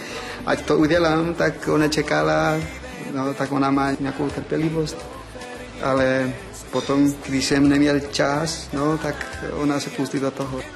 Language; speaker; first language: Czech; non-native, fluent; Spanish